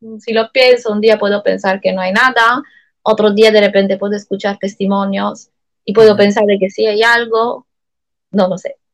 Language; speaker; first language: Spanish; non-native, fluent; Italian